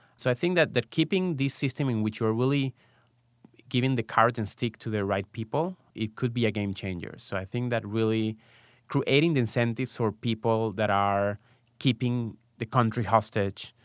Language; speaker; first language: English; non-native, fluent; Spanish